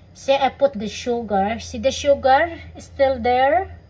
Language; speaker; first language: English; non-native, local second language; Filipino